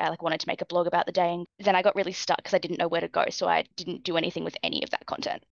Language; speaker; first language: English; native; English